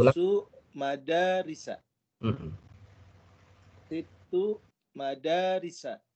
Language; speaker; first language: Arabic; non-native, learner; Indonesian